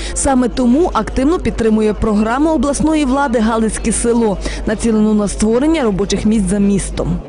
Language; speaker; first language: Ukrainian; native; Ukrainian